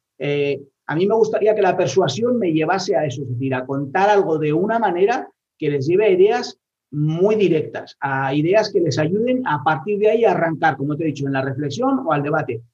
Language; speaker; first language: Spanish; native; Spanish